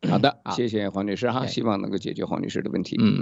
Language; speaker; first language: Chinese; native; Chinese